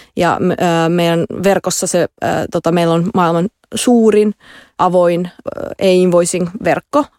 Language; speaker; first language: Finnish; non-native, local second language; Russian